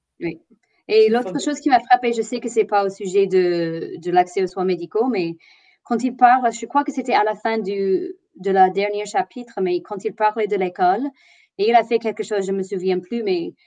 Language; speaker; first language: French; non-native, fluent; English